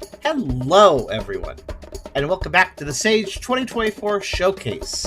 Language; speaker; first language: English; native; English